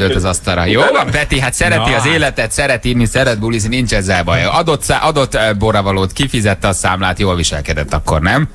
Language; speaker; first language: Hungarian; native; Hungarian